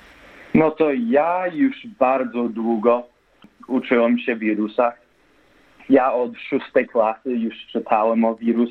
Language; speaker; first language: Polish; early bilingual, heritage; Polish